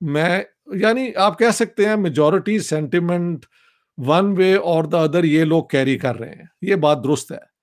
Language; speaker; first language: Urdu; non-native, local second language; Punjabi